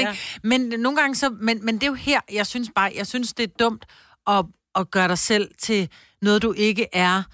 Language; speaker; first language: Danish; native; Danish